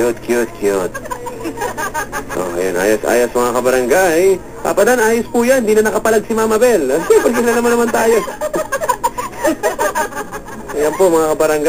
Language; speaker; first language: Filipino; native; Filipino